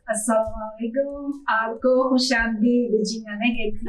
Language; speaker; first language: Hindi; non-native, fluent; Chinese